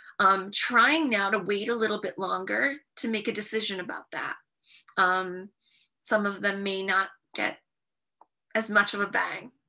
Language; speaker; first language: English; native; English